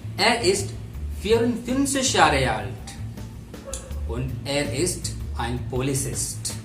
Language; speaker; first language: German; non-native, fluent; Hindi